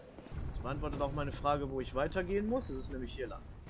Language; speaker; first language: German; native; German